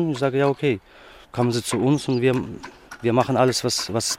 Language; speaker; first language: German; non-native, learner; Russian